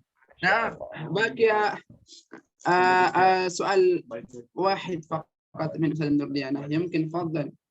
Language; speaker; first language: Arabic; non-native, fluent; Indonesian